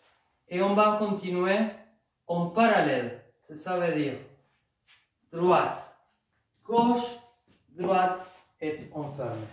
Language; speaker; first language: French; non-native, fluent; Spanish